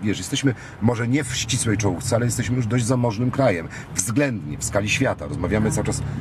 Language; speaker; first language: Polish; native; Polish